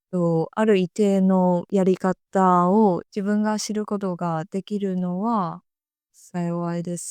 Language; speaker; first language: Japanese; non-native, fluent; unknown